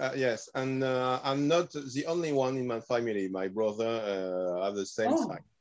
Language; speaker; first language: English; non-native, learner; French